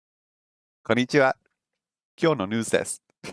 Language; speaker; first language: Japanese; non-native, learner; English